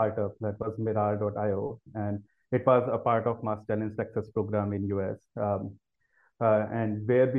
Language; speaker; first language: English; non-native, local second language; Hindi